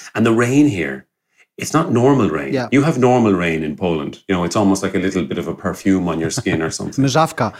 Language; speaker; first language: English; native; English